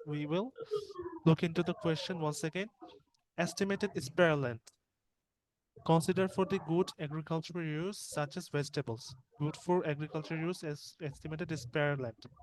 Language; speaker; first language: English; non-native, fluent; Bangla